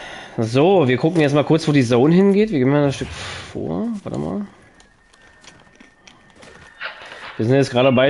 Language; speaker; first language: German; native; German